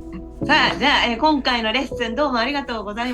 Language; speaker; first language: Japanese; native; Japanese